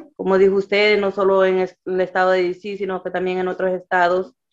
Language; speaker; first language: Spanish; native; Spanish